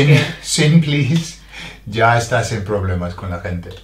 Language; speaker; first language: Spanish; non-native, fluent; English